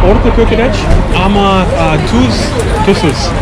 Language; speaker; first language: Turkish; non-native, learner; English